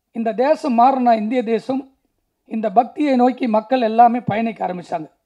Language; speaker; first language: Tamil; native; Tamil